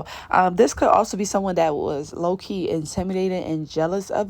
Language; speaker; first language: English; native; English